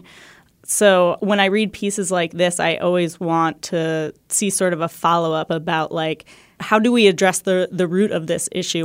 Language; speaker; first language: English; native; English